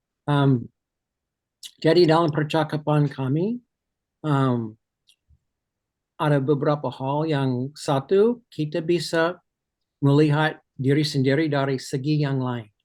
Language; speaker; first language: Indonesian; non-native, fluent; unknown